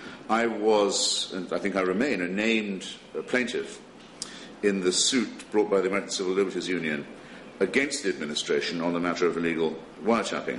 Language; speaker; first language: English; native; English